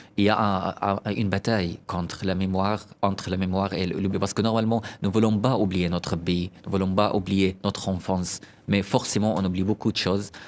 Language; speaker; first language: French; non-native, fluent; Arabic